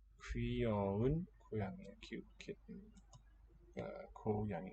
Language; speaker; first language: Korean; non-native, learner; English